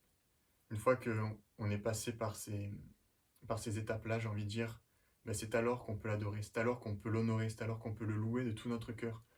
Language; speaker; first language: French; native; French